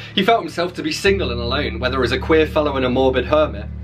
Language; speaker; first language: English; native; English